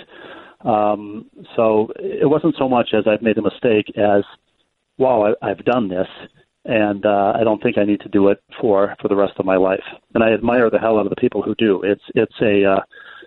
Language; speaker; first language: English; native; English